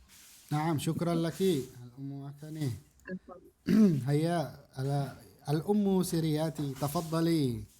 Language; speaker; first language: Arabic; non-native, fluent; Indonesian